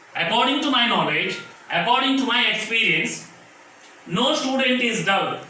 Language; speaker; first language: English; non-native, local second language; Kannada